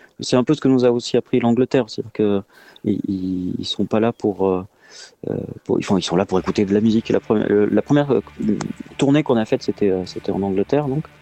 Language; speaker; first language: French; native; French